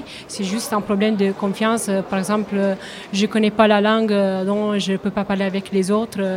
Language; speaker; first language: French; non-native, learner; Italian